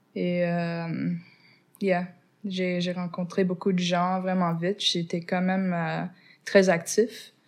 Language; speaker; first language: French; non-native, fluent; English